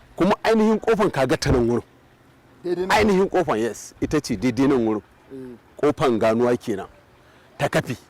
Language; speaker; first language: Hausa; native; Hausa